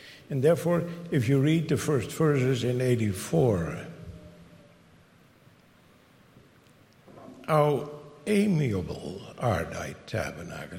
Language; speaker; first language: English; non-native, fluent; Dutch